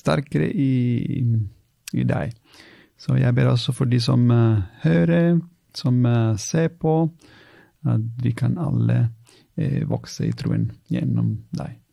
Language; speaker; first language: Norwegian; non-native, fluent; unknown